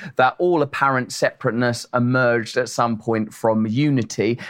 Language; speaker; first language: English; native; English